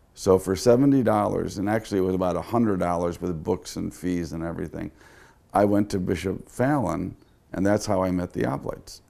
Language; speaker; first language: English; native; English